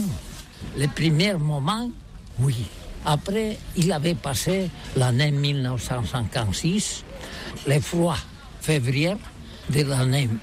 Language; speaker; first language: French; non-native, learner; Catalan